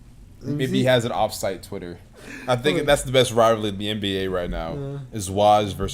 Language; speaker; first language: English; native; English